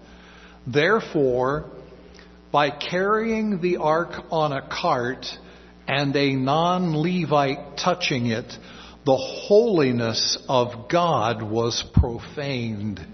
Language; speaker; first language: English; native; English